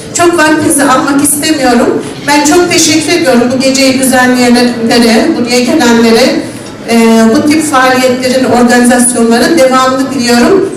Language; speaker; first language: Turkish; non-native, local second language; Adyghe